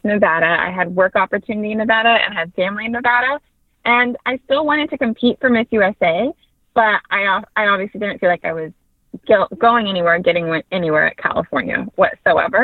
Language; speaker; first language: English; native; English